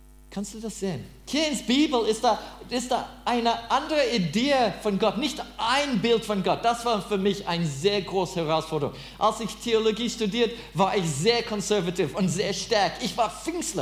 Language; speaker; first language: German; non-native, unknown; English